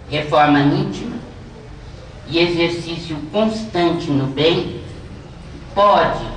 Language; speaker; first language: Portuguese; native; Portuguese